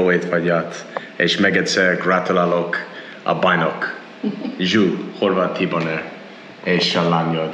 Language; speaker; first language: Hungarian; non-native, learner; English